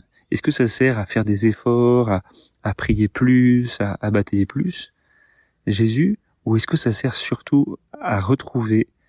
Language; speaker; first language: French; native; French